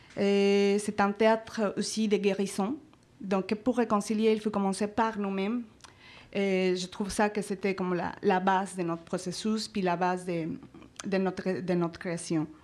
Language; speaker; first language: French; non-native, fluent; Spanish